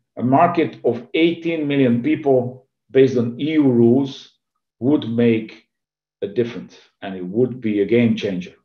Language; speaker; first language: English; non-native, fluent; Hungarian